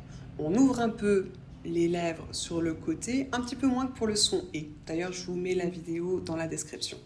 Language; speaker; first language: French; native; French